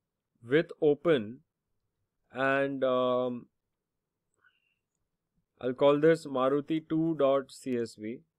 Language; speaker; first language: English; non-native, local second language; Hindi